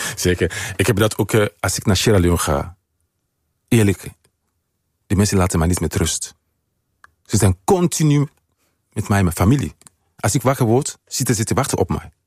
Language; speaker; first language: Dutch; non-native, fluent; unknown